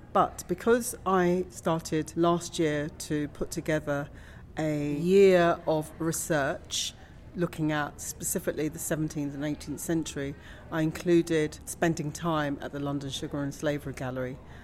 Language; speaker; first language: English; native; English